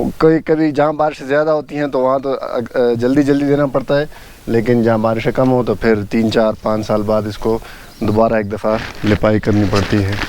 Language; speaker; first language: Urdu; non-native, local second language; Pashto